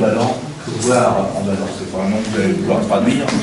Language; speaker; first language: French; native; French